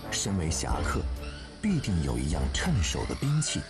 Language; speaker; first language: Chinese; native; Chinese